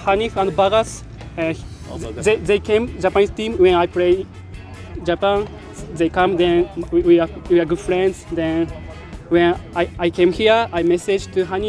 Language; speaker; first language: English; non-native, learner; Japanese